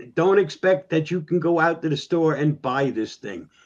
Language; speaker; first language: English; native; English